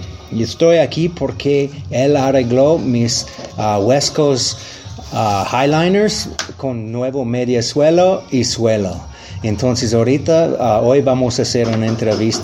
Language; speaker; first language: Spanish; non-native, learner; English